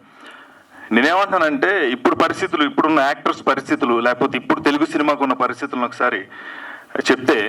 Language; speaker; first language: Telugu; native; Telugu